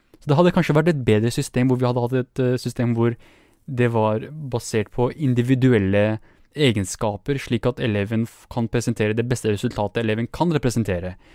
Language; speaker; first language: Norwegian; early bilingual, other home language; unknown